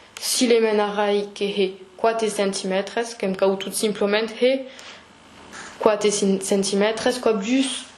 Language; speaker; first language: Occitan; non-native, local second language; French